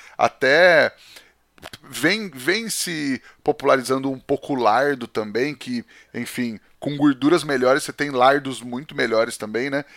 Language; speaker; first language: Portuguese; native; Portuguese